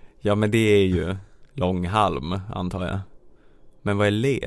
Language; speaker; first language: Swedish; native; Swedish